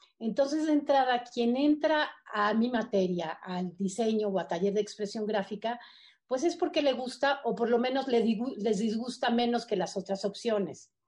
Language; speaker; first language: Spanish; native; Spanish